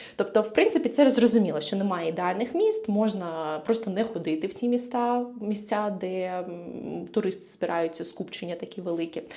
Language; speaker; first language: Ukrainian; native; Ukrainian